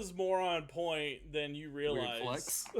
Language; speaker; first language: English; native; English